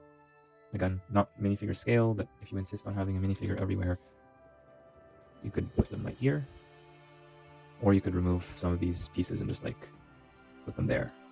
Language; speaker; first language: English; native; English